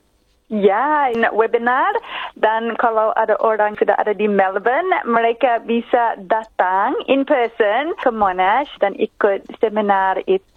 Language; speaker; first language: Indonesian; non-native, fluent; English